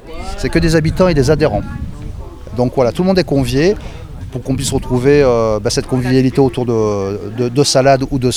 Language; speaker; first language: French; native; French